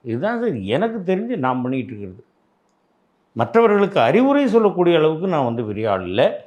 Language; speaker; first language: Tamil; native; Tamil